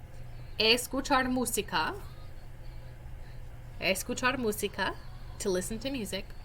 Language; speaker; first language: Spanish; non-native, fluent; English